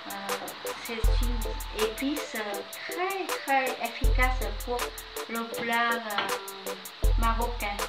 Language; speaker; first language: French; non-native, fluent; Vietnamese